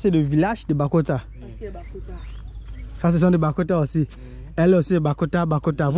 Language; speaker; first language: French; non-native, fluent; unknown